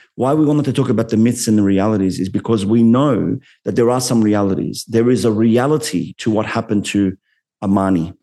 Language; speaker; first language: English; native; English